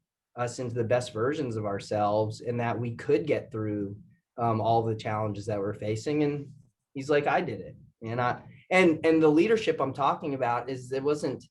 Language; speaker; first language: English; native; English